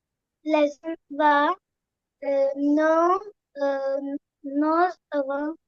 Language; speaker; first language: French; non-native, learner; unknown